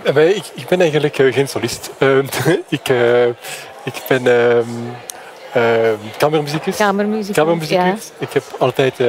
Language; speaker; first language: Dutch; non-native, fluent; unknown